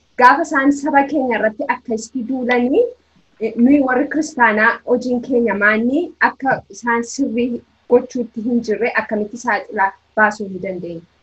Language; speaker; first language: Oromo; native; Oromo